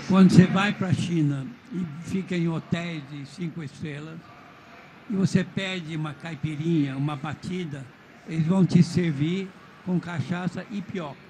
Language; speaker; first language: Portuguese; non-native, fluent; Chinese